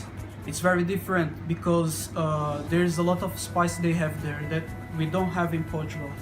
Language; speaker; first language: English; non-native, learner; Portuguese